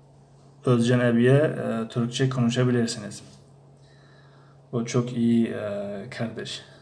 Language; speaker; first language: Turkish; non-native, learner; Tajik